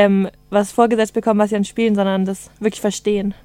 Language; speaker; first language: German; native; German